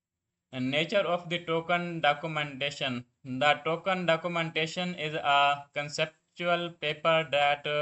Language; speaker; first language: English; non-native, learner; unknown